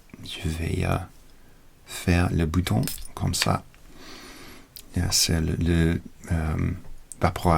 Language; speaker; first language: French; non-native, learner; English